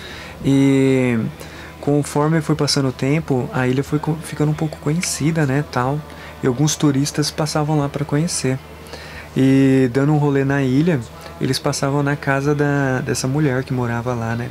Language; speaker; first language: Portuguese; native; Portuguese